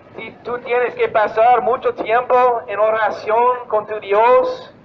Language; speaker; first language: Spanish; non-native, fluent; English